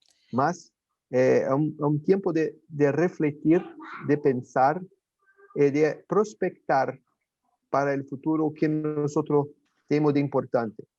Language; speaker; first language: Spanish; non-native, fluent; Portuguese